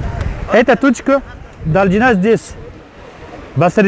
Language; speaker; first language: Russian; non-native, learner; Arabic